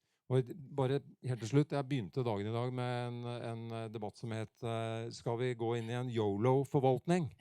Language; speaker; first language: Norwegian; native; Norwegian